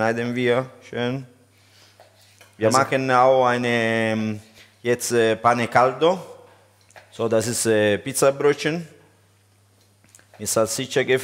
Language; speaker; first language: German; non-native, learner; Italian